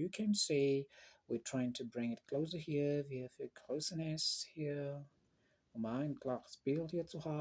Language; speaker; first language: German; non-native, learner; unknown